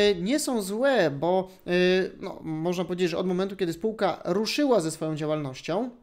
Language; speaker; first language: Polish; native; Polish